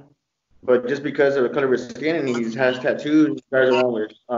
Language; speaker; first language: English; native; English